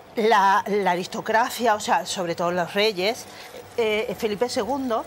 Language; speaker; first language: Spanish; native; Spanish